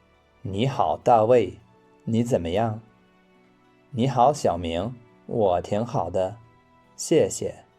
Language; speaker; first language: Chinese; non-native, fluent; English